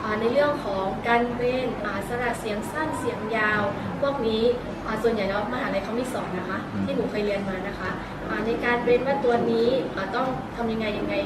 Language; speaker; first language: Thai; native; Thai